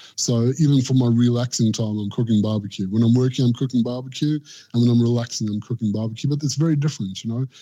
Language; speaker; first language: English; native; English